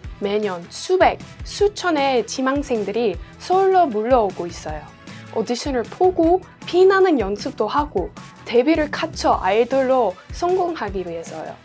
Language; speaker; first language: Korean; native; Korean